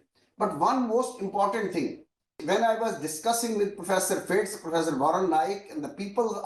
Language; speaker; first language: English; non-native, local second language; Urdu